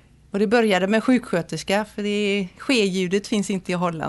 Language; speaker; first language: Swedish; non-native, fluent; Dutch